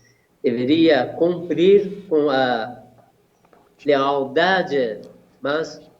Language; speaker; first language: Portuguese; non-native, learner; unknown